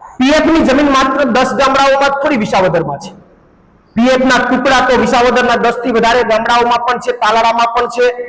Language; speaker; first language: Gujarati; native; Gujarati